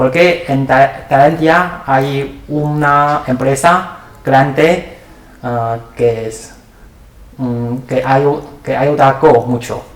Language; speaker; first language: Spanish; non-native, learner; Chinese